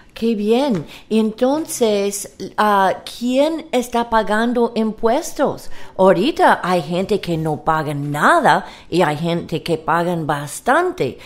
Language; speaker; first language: Spanish; non-native, learner; English